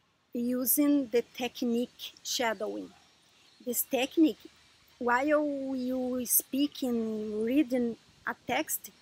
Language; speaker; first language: English; non-native, learner; Portuguese